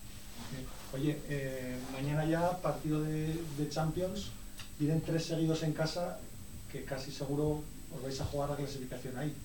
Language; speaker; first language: Spanish; native; Spanish